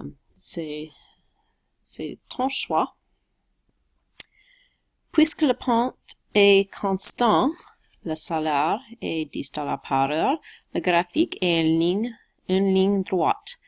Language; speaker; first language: French; non-native, local second language; English